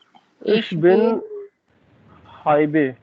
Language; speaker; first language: German; non-native, learner; Hindi